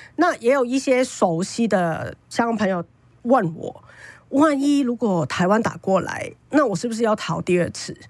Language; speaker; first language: Chinese; non-native, fluent; Cantonese